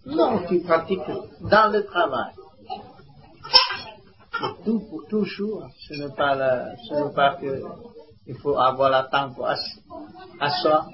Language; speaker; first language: French; non-native, learner; Vietnamese